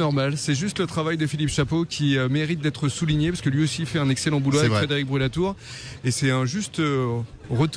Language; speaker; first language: French; native; French